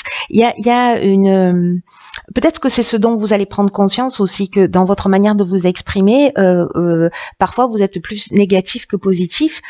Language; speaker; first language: French; native; French